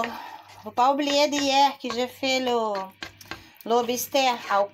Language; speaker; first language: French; non-native, learner; Portuguese